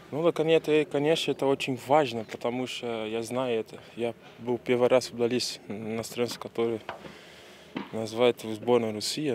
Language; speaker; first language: Russian; non-native, learner; Portuguese